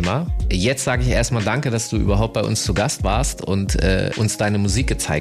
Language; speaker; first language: German; native; German